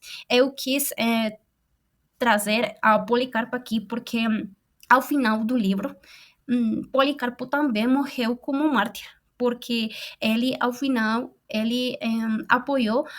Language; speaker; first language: Portuguese; non-native, fluent; Spanish